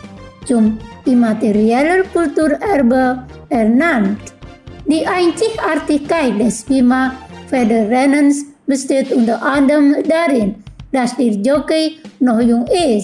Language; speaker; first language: German; non-native, fluent; Indonesian